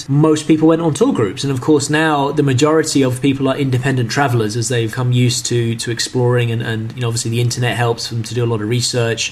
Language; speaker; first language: English; native; English